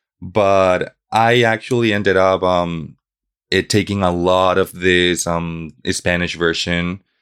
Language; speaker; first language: English; non-native, fluent; Spanish